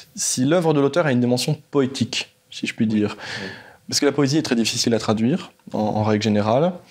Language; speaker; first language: French; native; French